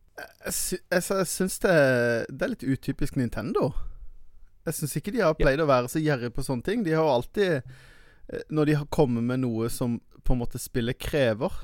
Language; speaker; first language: Norwegian; native; Norwegian